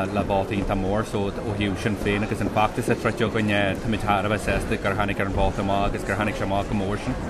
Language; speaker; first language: Irish; native; Irish